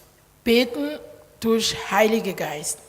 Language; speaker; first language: German; non-native, learner; Lingala